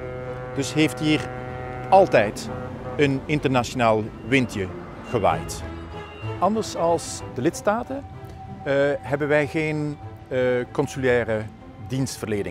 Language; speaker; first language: Dutch; non-native, fluent; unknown